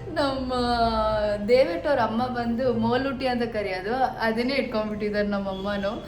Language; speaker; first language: Kannada; native; Kannada